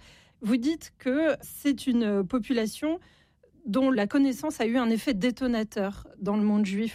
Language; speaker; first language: French; native; French